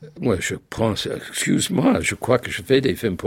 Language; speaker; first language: French; non-native, fluent; English